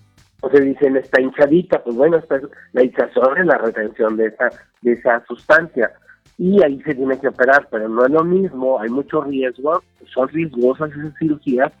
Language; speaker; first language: Spanish; native; Spanish